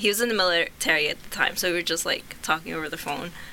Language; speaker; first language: English; early bilingual, other home language; Spanish